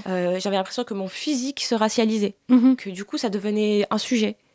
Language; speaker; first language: French; native; French